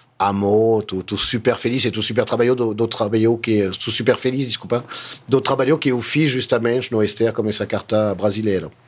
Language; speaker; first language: Portuguese; non-native, fluent; French